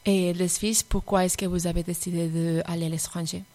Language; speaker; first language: French; non-native, fluent; Spanish